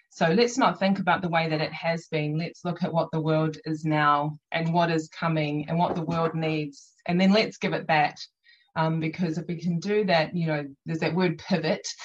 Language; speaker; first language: English; native; English